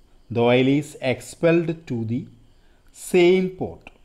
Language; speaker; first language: English; non-native, local second language; Malayalam